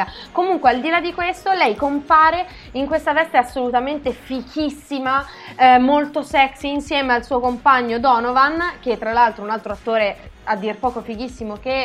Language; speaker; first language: Italian; native; Italian